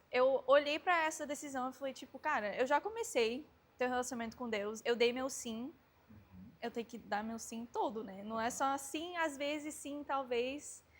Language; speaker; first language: Portuguese; early bilingual, heritage; Portuguese